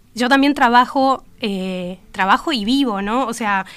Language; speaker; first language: Spanish; native; Spanish